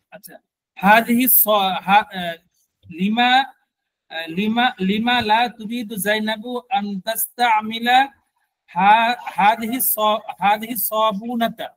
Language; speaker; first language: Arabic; non-native, learner; Bangla